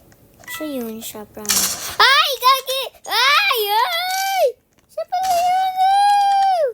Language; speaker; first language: Filipino; early bilingual, heritage; Filipino